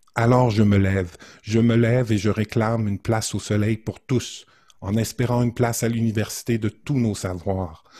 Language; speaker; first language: French; native; French